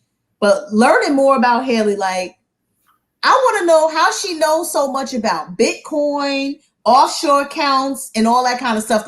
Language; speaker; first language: English; native; English